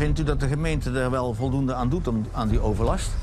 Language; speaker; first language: Dutch; native; Dutch